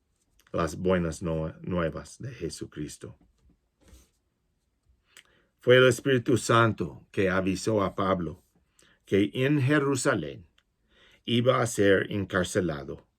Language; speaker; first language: Spanish; non-native, fluent; English